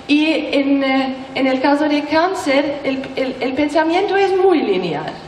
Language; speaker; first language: Spanish; non-native, learner; German